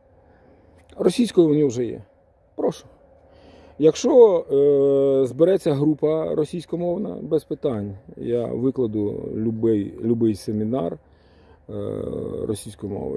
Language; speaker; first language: Ukrainian; non-native, local second language; Russian